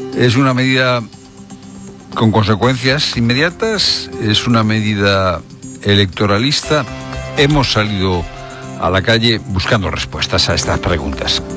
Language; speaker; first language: Spanish; native; Spanish